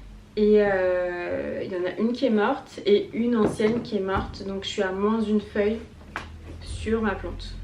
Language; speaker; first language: French; native; French